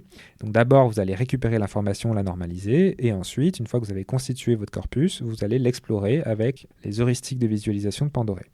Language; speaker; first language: French; native; French